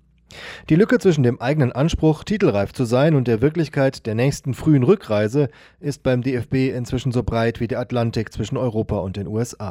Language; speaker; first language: German; native; German